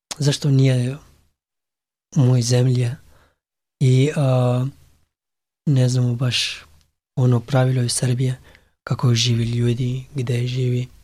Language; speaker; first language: Serbian; non-native, learner; Pashto